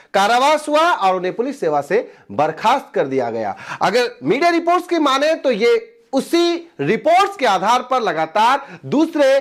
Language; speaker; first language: Hindi; native; Hindi